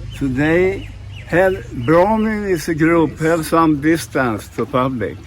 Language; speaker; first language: English; non-native, learner; Swedish